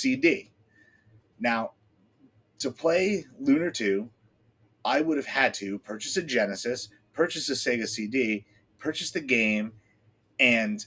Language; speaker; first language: English; native; English